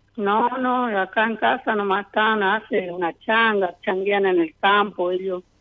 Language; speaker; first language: Spanish; native; Spanish